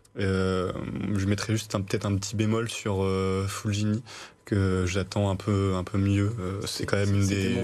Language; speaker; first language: French; native; French